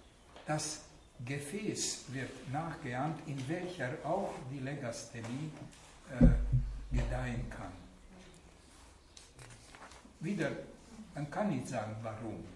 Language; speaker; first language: German; non-native, fluent; Hungarian